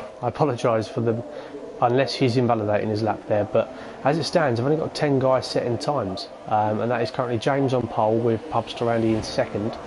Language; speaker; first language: English; native; English